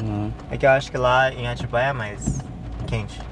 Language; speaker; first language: Portuguese; native; Portuguese